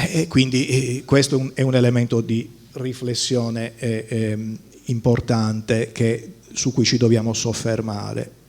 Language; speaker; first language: Italian; native; Italian